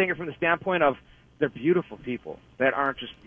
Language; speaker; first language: English; native; English